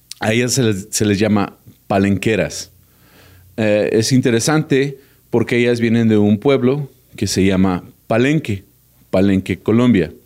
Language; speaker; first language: Spanish; early bilingual, heritage; Spanish